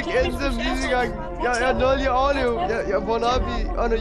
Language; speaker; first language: Danish; native; Danish